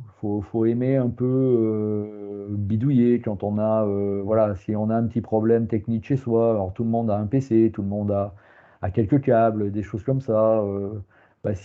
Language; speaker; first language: French; native; French